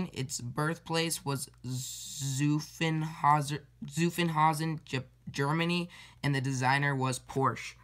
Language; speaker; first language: English; native; English